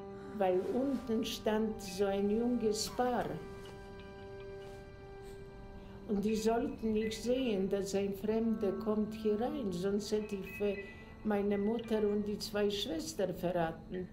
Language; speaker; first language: German; non-native, fluent; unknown